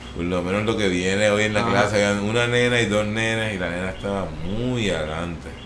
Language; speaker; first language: Spanish; native; Spanish